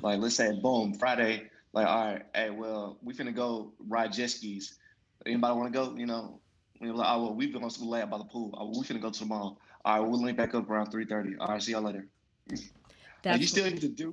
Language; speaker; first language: English; native; English